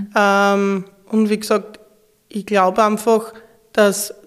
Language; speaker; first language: German; native; German